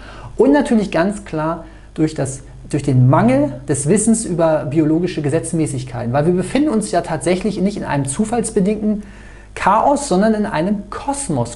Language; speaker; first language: German; native; German